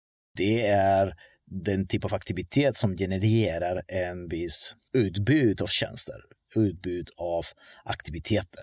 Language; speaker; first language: Swedish; non-native, fluent; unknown